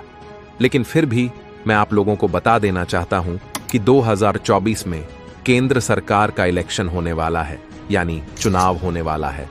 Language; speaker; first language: Hindi; native; Hindi